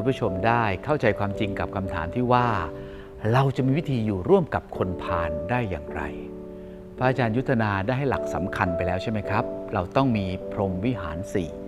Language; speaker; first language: Thai; native; Thai